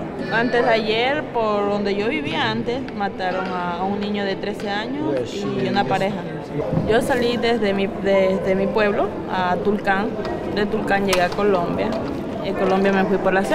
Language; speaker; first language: Spanish; native; Spanish